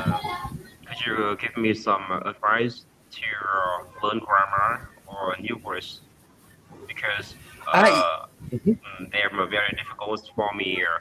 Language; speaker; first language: English; non-native, learner; Vietnamese